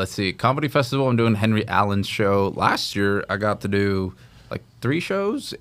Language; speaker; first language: English; native; English